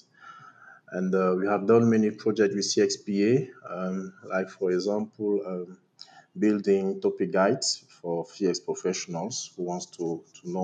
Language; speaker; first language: English; non-native, local second language; French